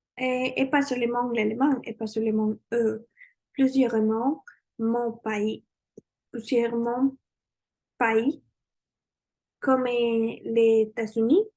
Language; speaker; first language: French; non-native, learner; Spanish